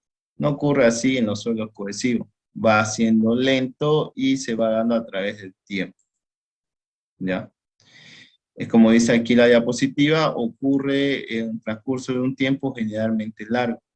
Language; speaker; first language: Spanish; native; Spanish